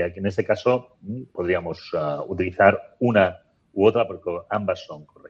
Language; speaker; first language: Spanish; native; Spanish